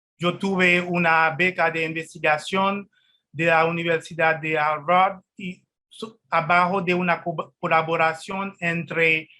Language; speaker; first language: Spanish; non-native, fluent; Haitian Creole